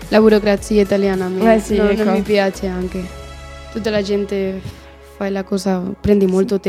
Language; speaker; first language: Italian; non-native, learner; Spanish